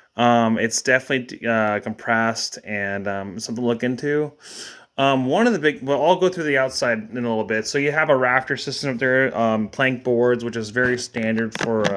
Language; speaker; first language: English; native; English